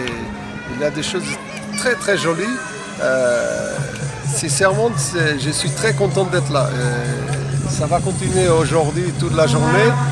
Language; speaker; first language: French; non-native, fluent; Portuguese